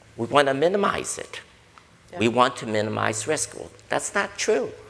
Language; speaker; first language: English; native; English